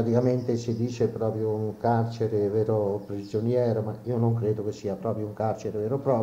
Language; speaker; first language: Italian; native; Italian